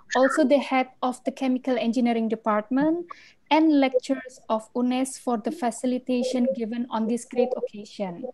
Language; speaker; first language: English; non-native, fluent; Indonesian